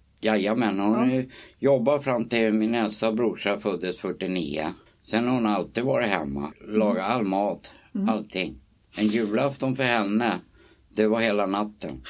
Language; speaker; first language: Swedish; native; Swedish